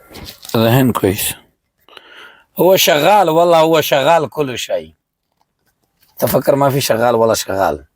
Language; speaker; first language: Arabic; non-native, learner; Urdu